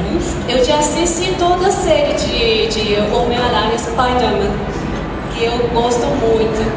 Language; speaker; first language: Portuguese; non-native, fluent; Japanese